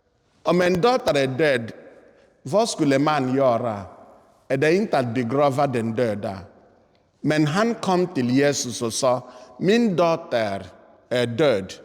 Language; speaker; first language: Swedish; non-native, fluent; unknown